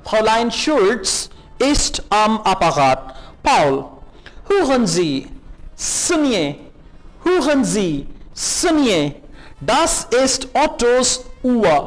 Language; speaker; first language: German; non-native, fluent; Urdu